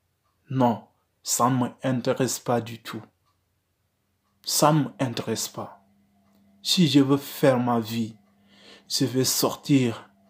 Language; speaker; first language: French; non-native, learner; Wolof